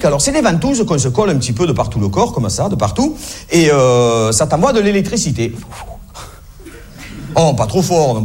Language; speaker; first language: French; native; French